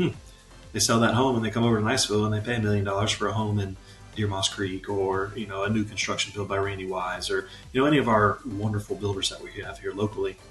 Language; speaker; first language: English; native; English